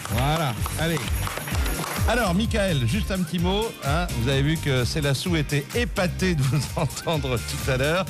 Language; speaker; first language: French; native; French